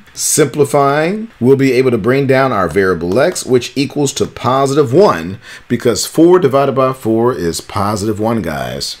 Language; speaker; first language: English; native; English